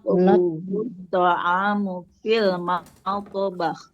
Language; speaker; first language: Arabic; non-native, learner; Indonesian